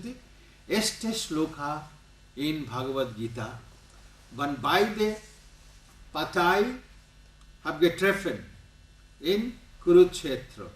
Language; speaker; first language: German; non-native, learner; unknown